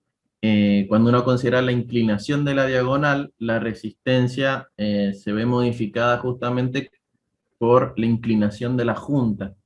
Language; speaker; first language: Spanish; native; Spanish